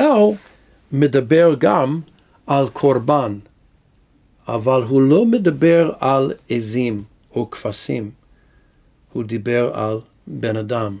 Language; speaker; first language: Hebrew; non-native, fluent; English